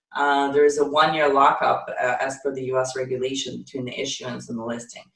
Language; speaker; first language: English; non-native, fluent; Ukrainian